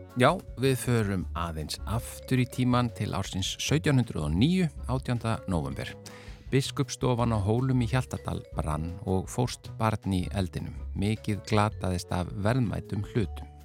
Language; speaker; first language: Icelandic; native; Icelandic